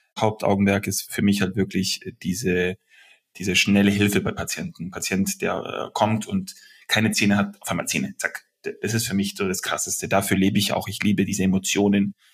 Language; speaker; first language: German; early bilingual, other home language; Serbian